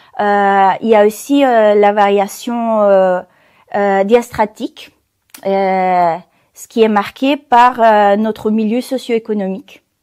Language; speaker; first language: French; non-native, fluent; Spanish